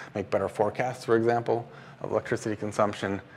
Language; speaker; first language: English; native; English